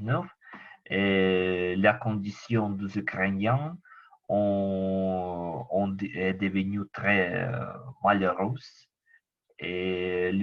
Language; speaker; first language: French; non-native, learner; Ukrainian